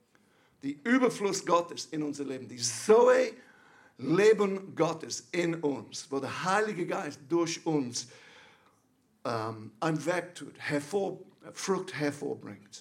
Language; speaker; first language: German; non-native, fluent; English